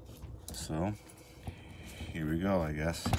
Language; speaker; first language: English; native; English